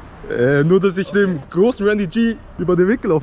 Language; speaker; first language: German; native; German